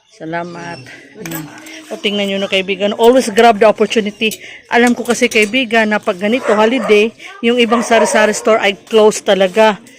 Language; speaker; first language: Filipino; non-native, local second language; Cebuano